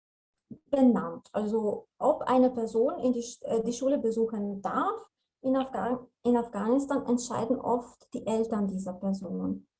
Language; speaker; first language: German; non-native, fluent; Slovenian